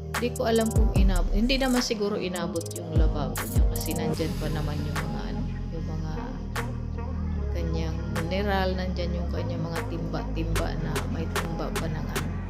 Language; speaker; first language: Filipino; non-native, local second language; Waray